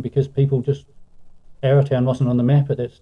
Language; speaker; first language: English; native; English